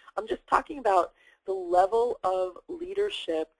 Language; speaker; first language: English; native; English